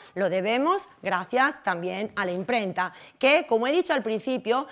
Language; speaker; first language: Spanish; native; Spanish